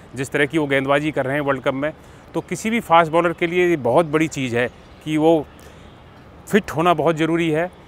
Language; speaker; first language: Hindi; native; Hindi